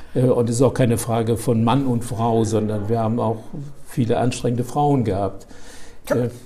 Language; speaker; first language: German; native; German